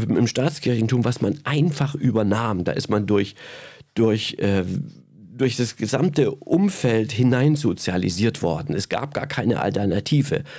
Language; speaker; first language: German; native; German